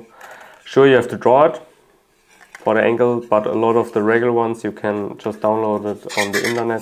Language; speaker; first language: English; non-native, fluent; German